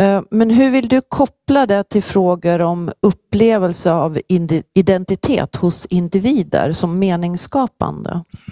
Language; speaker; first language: Swedish; native; Swedish